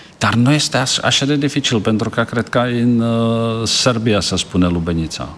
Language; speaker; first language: Romanian; non-native, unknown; Czech